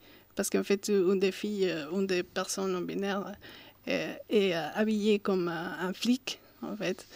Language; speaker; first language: French; non-native, fluent; Spanish